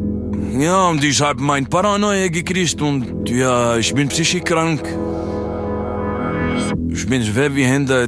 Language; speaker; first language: German; non-native, learner; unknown